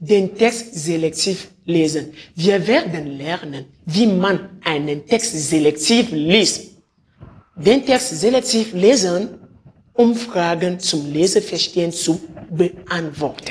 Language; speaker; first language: German; non-native, fluent; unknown